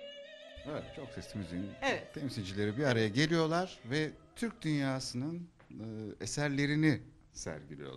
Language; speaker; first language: Turkish; native; Turkish